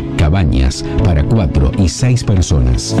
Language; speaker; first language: Spanish; native; Spanish